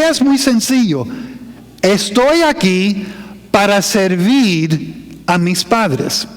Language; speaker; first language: Spanish; non-native, fluent; English